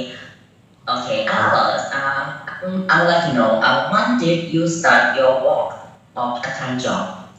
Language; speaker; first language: English; non-native, learner; Burmese